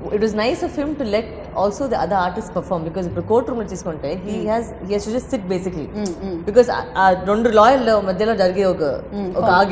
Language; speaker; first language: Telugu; non-native, fluent; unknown